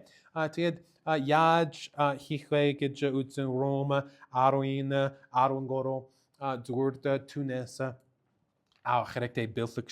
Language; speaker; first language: Mongolian; non-native, learner; English